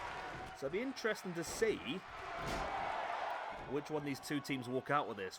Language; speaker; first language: English; native; English